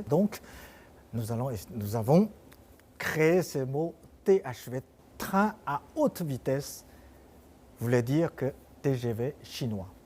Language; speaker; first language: French; non-native, fluent; Chinese